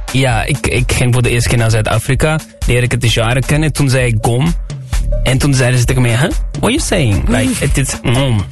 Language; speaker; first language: Dutch; native; Dutch